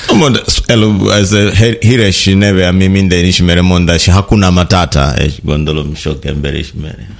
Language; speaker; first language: Hungarian; non-native, learner; Swahili